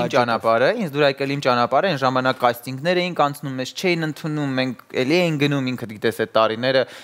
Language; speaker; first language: Armenian; native; Armenian